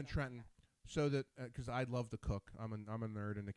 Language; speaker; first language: English; native; English